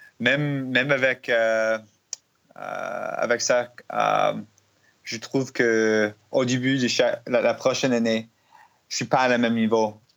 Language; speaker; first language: French; non-native, learner; English